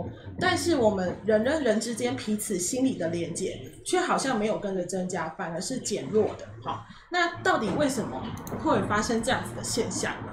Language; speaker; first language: Chinese; native; Chinese